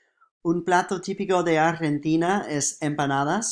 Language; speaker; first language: Spanish; non-native, fluent; English